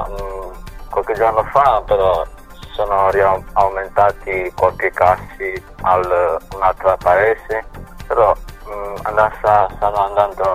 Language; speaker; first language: Italian; non-native, learner; Chinese